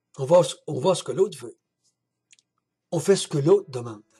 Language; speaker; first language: French; native; French